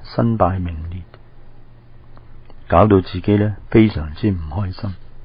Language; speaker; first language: Cantonese; native; Cantonese